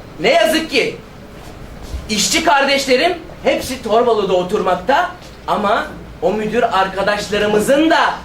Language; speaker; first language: Turkish; native; Turkish